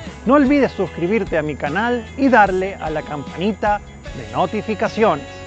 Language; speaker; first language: Spanish; native; Spanish